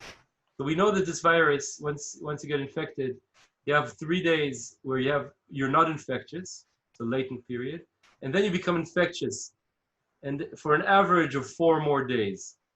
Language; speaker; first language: English; non-native, fluent; Hebrew